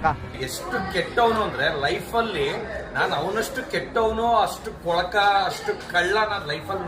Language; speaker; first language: Kannada; native; Kannada